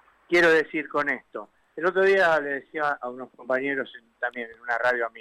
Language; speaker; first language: Spanish; native; Spanish